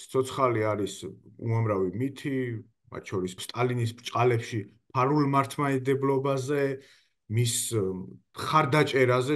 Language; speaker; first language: Georgian; native; Georgian